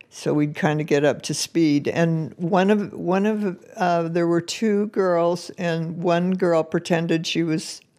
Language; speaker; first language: English; native; English